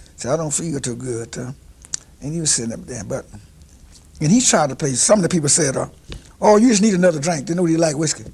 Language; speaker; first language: English; native; English